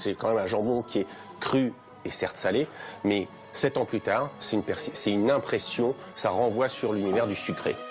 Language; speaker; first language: French; native; French